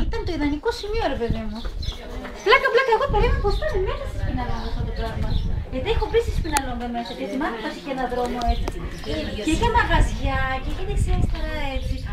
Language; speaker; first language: Greek; native; Greek